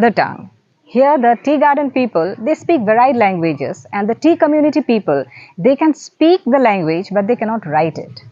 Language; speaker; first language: English; non-native, local second language; Assamese